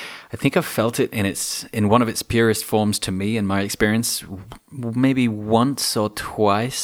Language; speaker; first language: English; native; English